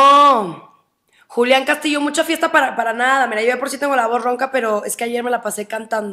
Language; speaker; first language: Spanish; native; Spanish